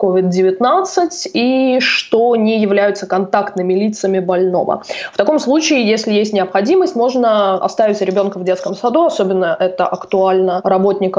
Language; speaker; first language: Russian; native; Russian